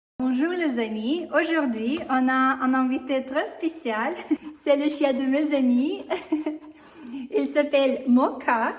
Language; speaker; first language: French; non-native, fluent; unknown